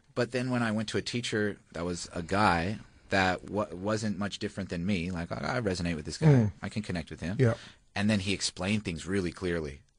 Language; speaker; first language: English; native; English